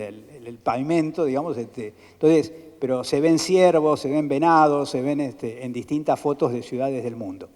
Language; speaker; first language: Spanish; native; Spanish